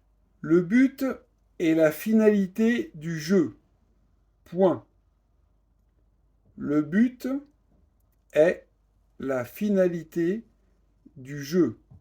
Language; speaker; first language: French; native; French